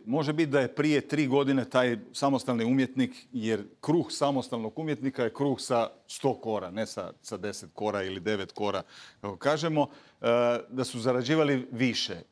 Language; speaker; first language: Croatian; native; Croatian